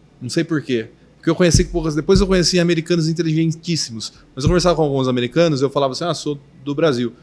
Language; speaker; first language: Portuguese; native; Portuguese